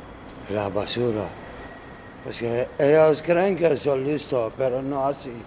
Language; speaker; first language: Spanish; non-native, learner; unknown